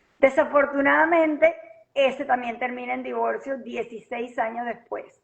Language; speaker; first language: Spanish; native; Spanish